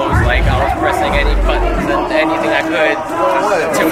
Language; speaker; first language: English; non-native, fluent; Russian